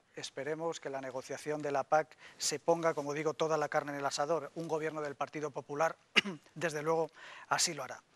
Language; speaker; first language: Spanish; native; Spanish